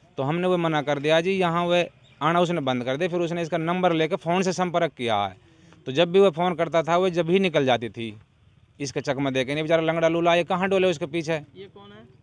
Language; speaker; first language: Hindi; native; Hindi